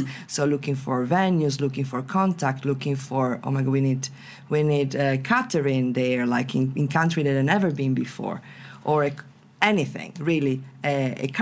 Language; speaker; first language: English; non-native, fluent; Italian